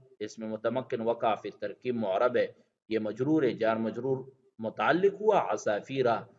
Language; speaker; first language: Urdu; non-native, local second language; Pashto